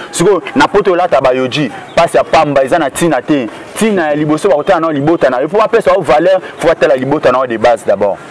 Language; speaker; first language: Lingala; native; Lingala